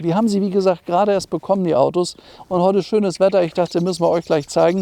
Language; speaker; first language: German; native; German